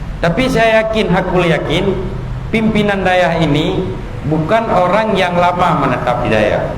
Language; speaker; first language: Malay; non-native, local second language; Achinese